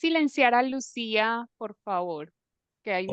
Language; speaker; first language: Spanish; native; Spanish